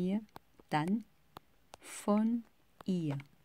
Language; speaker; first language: German; non-native, fluent; Korean